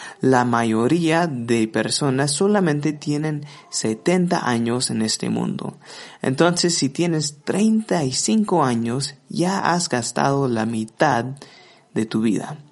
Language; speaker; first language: Spanish; non-native, fluent; English